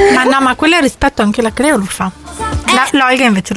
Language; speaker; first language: Italian; native; Italian